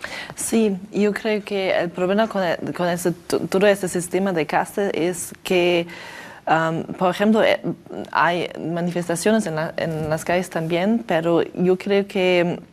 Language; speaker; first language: Spanish; non-native, learner; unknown